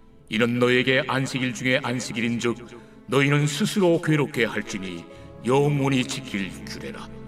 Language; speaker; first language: Korean; native; Korean